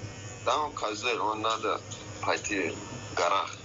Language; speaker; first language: Russian; non-native, learner; Persian